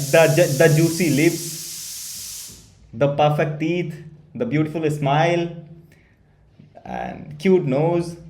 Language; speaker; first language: English; non-native, learner; Hindi